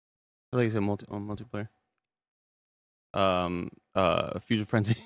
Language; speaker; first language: English; native; English